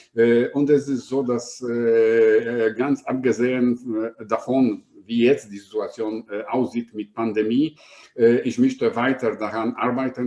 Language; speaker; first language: German; non-native, fluent; Polish